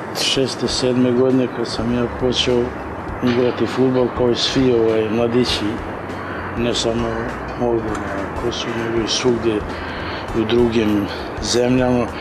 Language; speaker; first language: Serbian; non-native, local second language; Albanian